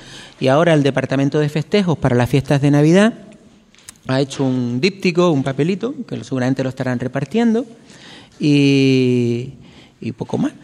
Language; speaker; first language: Spanish; native; Spanish